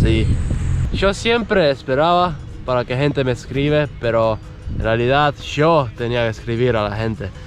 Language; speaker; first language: Spanish; non-native, fluent; Estonian